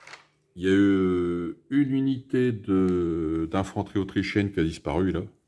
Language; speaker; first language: French; native; French